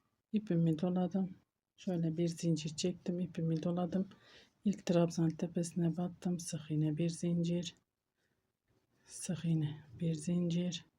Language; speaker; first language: Turkish; native; Turkish